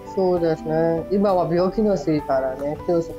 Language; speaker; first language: Japanese; non-native, learner; Burmese